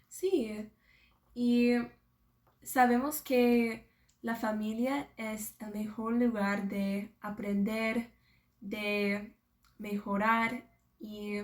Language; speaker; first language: Spanish; non-native, fluent; English